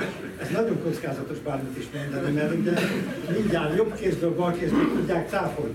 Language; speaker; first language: Hungarian; native; Hungarian